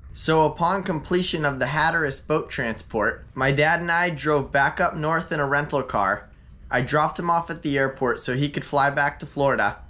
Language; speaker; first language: English; native; English